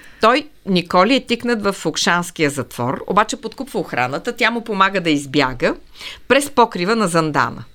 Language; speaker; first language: Bulgarian; native; Bulgarian